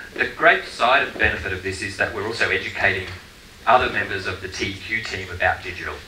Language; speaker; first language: English; native; English